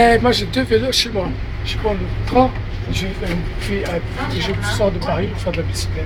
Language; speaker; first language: French; non-native, fluent; Portuguese